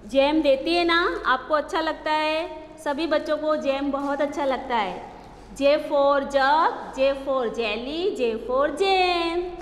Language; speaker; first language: Hindi; non-native, local second language; Gujarati